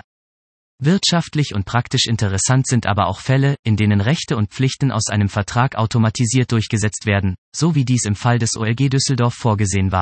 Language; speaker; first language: German; native; German